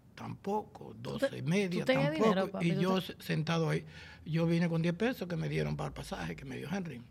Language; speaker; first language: Spanish; native; Spanish